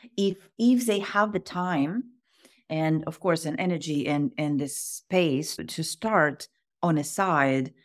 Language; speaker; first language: English; non-native, fluent; Russian